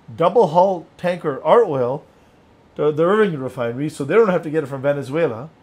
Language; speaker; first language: English; native; English